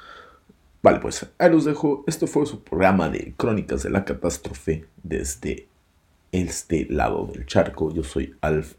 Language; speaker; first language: Spanish; native; Spanish